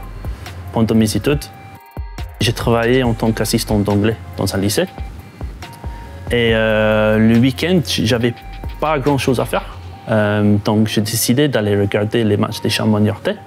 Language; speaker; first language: French; non-native, fluent; English